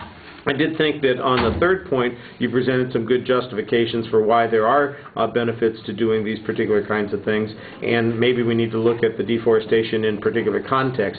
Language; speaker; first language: English; native; English